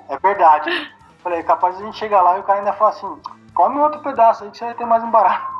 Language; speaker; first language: Portuguese; native; Portuguese